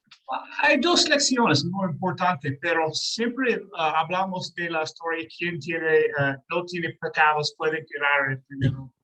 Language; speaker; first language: Spanish; non-native, learner; English